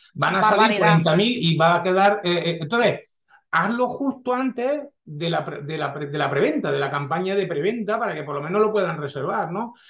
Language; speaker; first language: Spanish; early bilingual, heritage; French